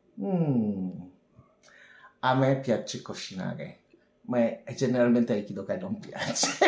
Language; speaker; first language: Italian; non-native, fluent; French